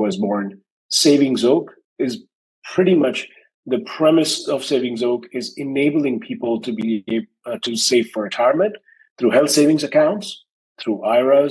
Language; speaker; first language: English; non-native, local second language; Hindi